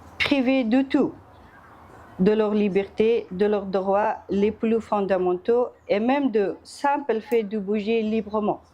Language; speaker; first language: French; non-native, fluent; Persian